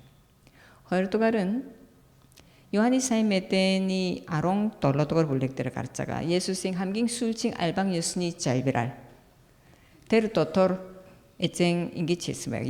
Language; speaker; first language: Mongolian; non-native, fluent; Korean